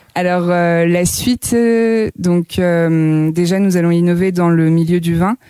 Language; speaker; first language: French; native; French